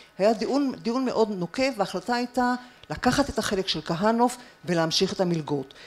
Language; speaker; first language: Hebrew; native; Hebrew